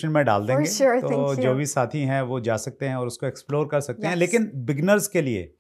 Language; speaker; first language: Hindi; native; Hindi